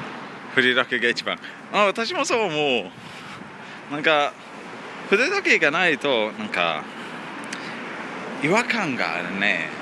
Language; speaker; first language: Japanese; non-native, learner; English